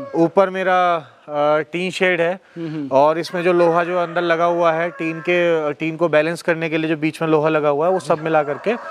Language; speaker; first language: Hindi; native; Hindi